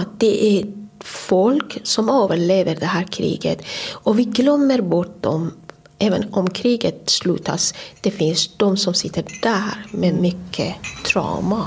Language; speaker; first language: Swedish; non-native, fluent; Kurdish